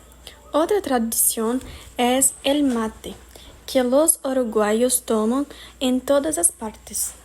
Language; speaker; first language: Spanish; non-native, learner; Portuguese